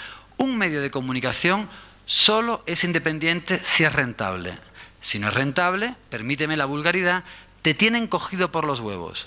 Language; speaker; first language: Spanish; native; Spanish